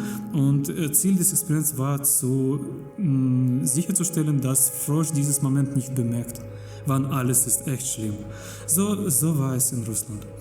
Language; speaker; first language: German; non-native, fluent; Russian